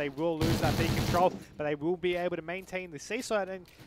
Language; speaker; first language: English; native; English